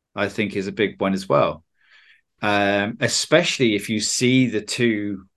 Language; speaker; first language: English; native; English